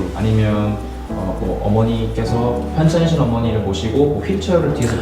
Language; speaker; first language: Korean; native; Korean